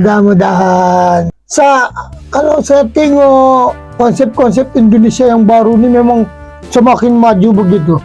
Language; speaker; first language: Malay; non-native, fluent; Filipino